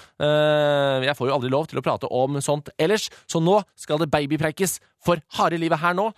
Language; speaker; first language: Norwegian; native; Norwegian